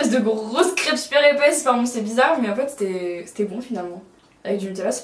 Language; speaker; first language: French; native; French